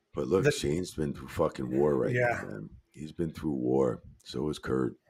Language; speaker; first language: English; native; English